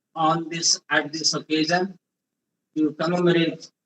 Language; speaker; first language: English; non-native, local second language; Hindi